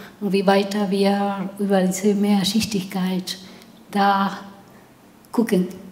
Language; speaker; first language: German; non-native, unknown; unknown